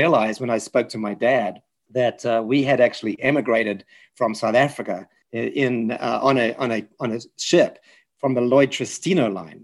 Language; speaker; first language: English; native; English